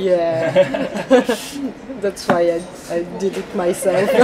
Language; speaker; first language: English; non-native, learner; French